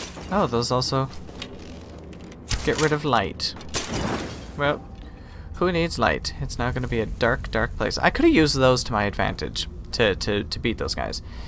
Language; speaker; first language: English; native; English